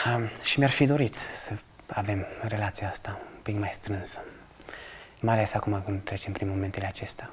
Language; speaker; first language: Romanian; early bilingual, other home language; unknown